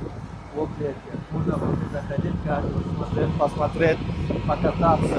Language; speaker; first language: Russian; non-native, learner; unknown